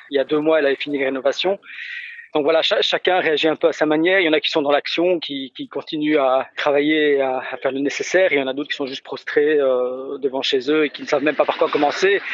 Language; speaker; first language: French; native; French